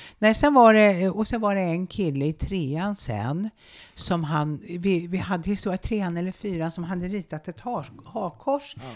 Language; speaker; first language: Swedish; native; Swedish